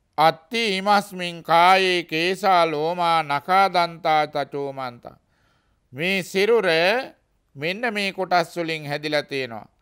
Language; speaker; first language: Sinhala; native; Sinhala